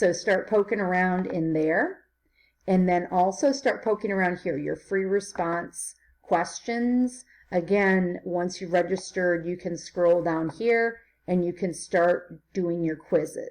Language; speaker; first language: English; native; English